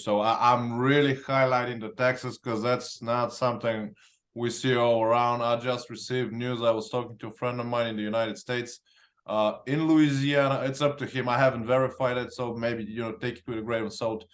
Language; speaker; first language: English; non-native, fluent; Bulgarian